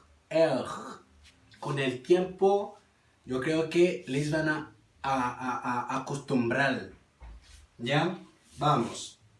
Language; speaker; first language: Spanish; non-native, learner; Haitian Creole